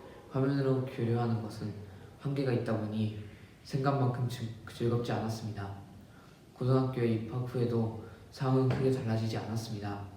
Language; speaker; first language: Korean; early bilingual, other home language; Japanese